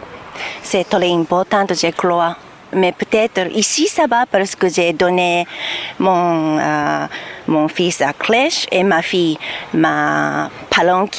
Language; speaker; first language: French; non-native, learner; Japanese